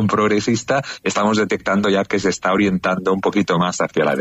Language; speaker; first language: Spanish; native; Spanish